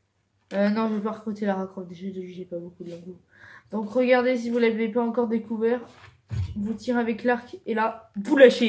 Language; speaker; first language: French; native; French